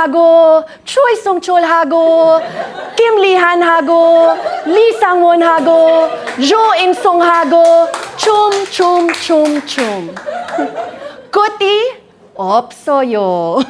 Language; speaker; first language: Korean; non-native, learner; Filipino